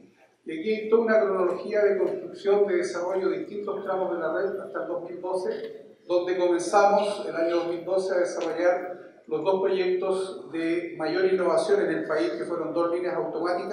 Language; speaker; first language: Spanish; native; Spanish